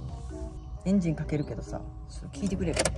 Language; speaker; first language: Japanese; native; Japanese